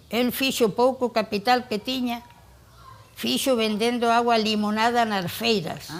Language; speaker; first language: Galician; early bilingual, heritage; Galician